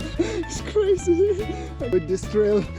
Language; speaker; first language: English; non-native, fluent; Nepali